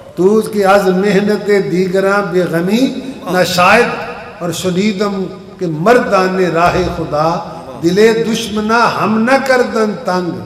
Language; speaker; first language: Urdu; non-native, local second language; Punjabi